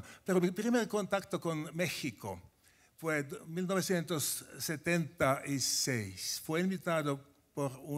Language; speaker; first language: Spanish; non-native, fluent; Finnish